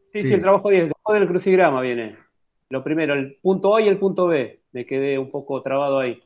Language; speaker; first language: Spanish; native; Spanish